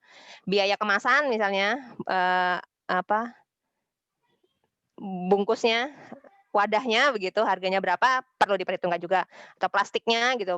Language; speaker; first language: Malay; non-native, local second language; Javanese